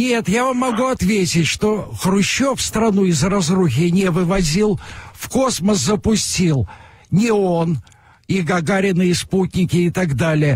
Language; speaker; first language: Russian; native; Russian